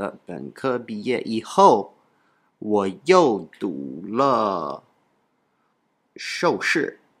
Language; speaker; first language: Chinese; non-native, learner; English